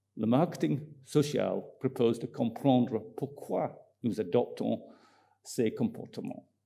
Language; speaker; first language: French; non-native, fluent; English